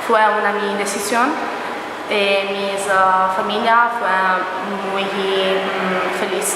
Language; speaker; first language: Spanish; non-native, learner; Italian